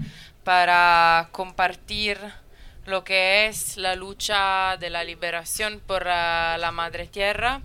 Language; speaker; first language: Spanish; non-native, fluent; Italian